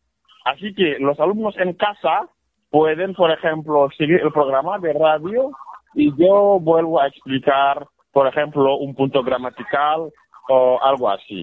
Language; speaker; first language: Spanish; non-native, fluent; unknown